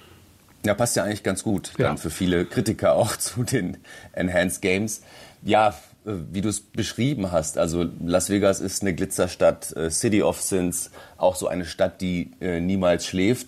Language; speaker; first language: German; native; German